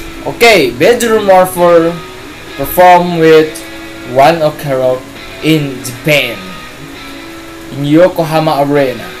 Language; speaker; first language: English; non-native, learner; Indonesian